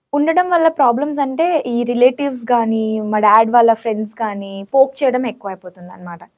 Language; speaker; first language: Telugu; native; Telugu